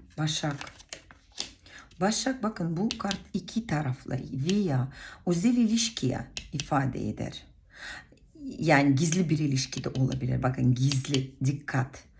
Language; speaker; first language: Turkish; non-native, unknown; Russian